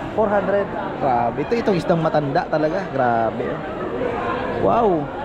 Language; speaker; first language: Filipino; native; Filipino